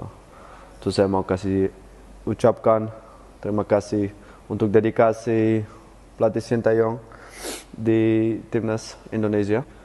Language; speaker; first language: Indonesian; non-native, fluent; Dutch